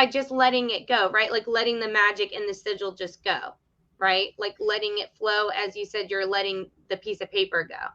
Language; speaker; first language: English; native; English